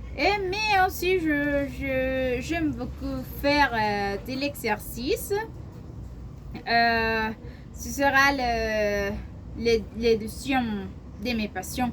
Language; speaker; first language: French; non-native, learner; Spanish